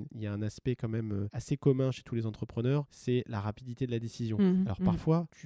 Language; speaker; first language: French; native; French